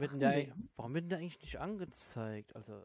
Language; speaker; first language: German; native; German